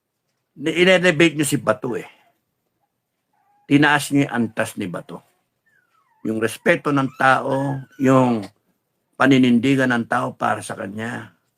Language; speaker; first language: Filipino; native; Filipino